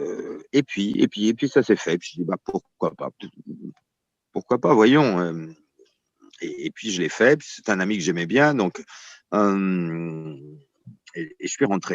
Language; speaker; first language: French; native; French